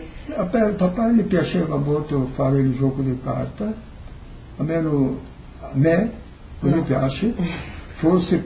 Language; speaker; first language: Italian; early bilingual, heritage; Portuguese